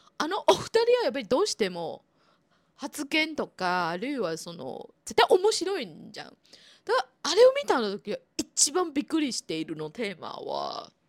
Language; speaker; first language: Japanese; non-native, fluent; Chinese